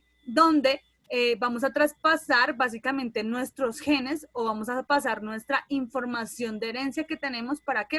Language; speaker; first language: Spanish; native; Spanish